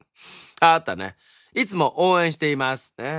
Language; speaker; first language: Japanese; native; Japanese